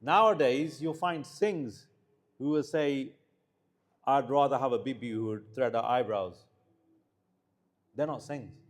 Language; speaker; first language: English; early bilingual, heritage; Punjabi